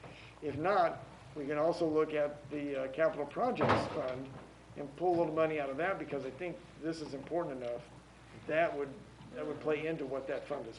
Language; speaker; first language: English; native; English